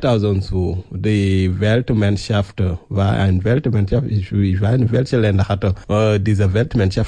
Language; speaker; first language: German; non-native, learner; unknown